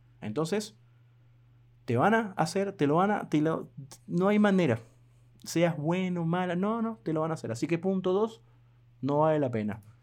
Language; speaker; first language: Spanish; native; Spanish